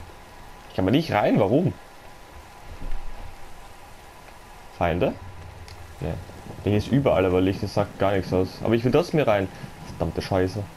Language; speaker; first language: German; native; German